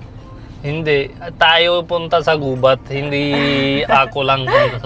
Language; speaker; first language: Filipino; non-native, learner; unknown